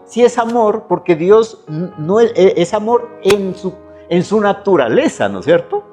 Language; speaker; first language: Spanish; native; Spanish